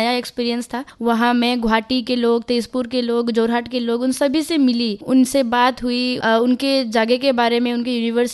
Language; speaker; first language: Hindi; non-native, local second language; Bangla